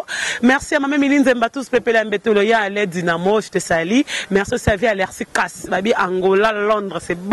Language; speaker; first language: French; non-native, local second language; Lingala